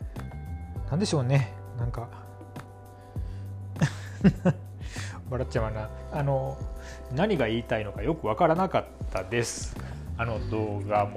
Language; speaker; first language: Japanese; native; Japanese